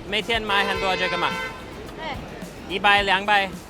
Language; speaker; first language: Chinese; non-native, learner; English